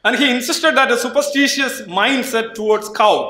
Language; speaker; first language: English; non-native, local second language; Malayalam